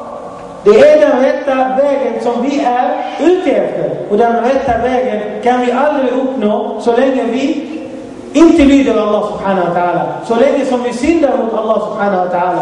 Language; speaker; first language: Swedish; non-native, fluent; Arabic